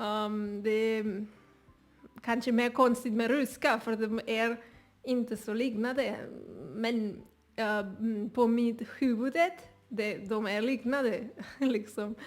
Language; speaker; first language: Swedish; non-native, learner; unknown